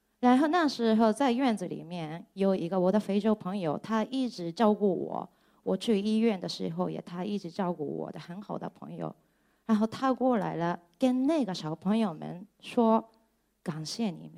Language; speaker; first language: Chinese; non-native, fluent; Japanese